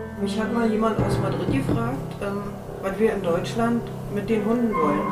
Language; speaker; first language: German; native; German